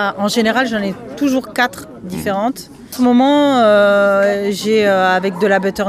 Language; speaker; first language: French; early bilingual, other home language; Spanish